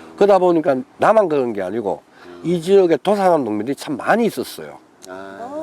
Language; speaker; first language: Korean; native; Korean